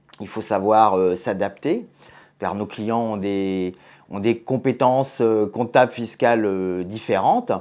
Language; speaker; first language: French; native; French